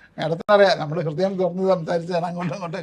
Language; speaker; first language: Malayalam; native; Malayalam